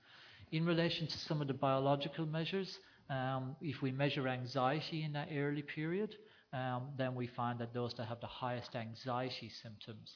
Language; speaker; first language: English; native; English